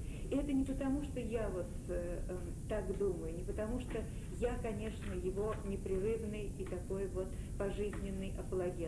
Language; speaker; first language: Russian; native; Russian